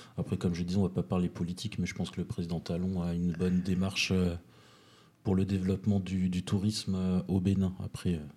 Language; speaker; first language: French; native; French